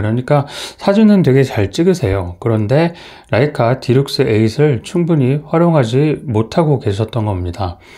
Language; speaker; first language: Korean; native; Korean